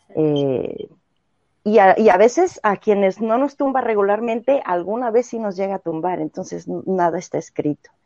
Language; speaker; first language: Spanish; native; Spanish